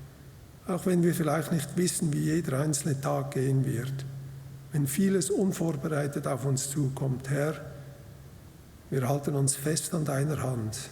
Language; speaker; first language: German; native; German